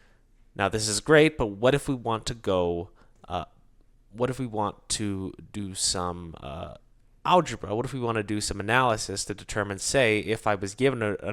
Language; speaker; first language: English; native; English